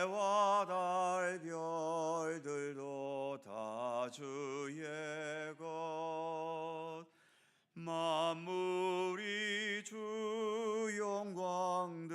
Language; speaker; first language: Korean; native; Korean